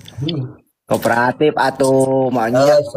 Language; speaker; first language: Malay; non-native, local second language; Sundanese